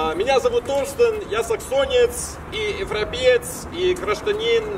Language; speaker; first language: Russian; non-native, fluent; German